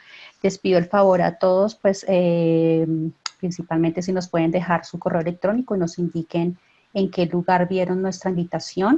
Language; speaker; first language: Spanish; native; Spanish